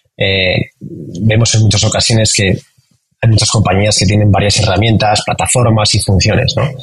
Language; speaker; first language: Spanish; native; Spanish